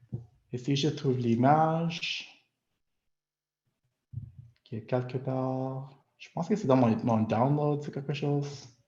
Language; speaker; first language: French; non-native, local second language; English